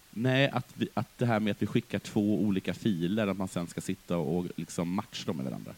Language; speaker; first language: Swedish; native; Swedish